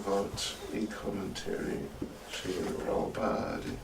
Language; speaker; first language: Russian; non-native, learner; English